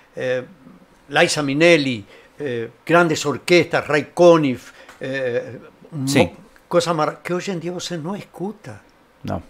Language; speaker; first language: Portuguese; non-native, fluent; Spanish